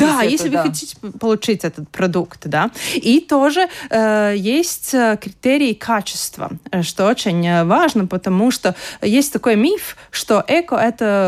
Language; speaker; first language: Russian; non-native, local second language; Latvian